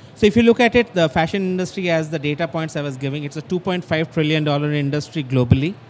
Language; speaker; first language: English; non-native, local second language; Bangla